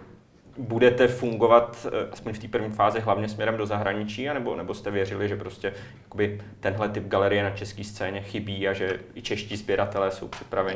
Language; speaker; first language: Czech; native; Czech